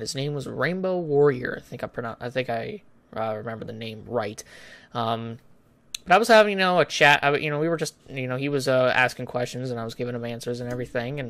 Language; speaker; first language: English; native; English